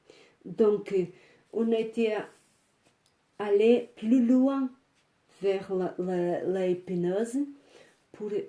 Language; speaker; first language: French; non-native, fluent; Portuguese